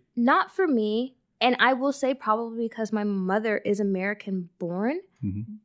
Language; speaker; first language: English; early bilingual, other home language; Yoruba